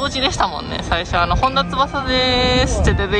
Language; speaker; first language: Japanese; native; Japanese